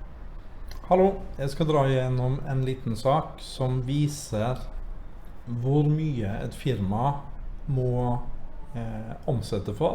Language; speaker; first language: Norwegian; native; Norwegian